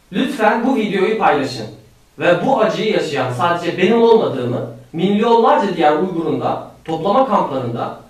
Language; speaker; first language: Turkish; non-native, fluent; Uyghur